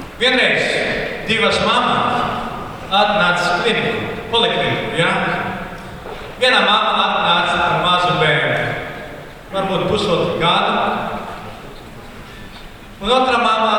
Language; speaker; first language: Latvian; non-native, learner; Portuguese